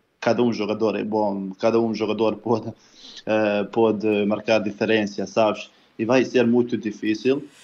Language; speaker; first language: Portuguese; non-native, learner; Bosnian